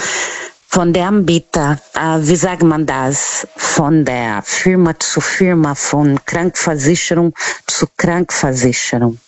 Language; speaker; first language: German; non-native, learner; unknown